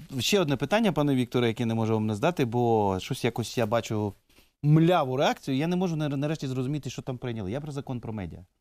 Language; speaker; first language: Ukrainian; native; Ukrainian